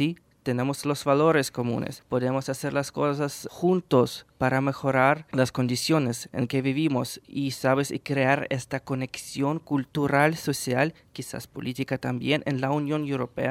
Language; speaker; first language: Spanish; non-native, fluent; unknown